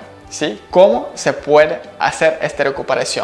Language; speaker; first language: Spanish; non-native, learner; Ukrainian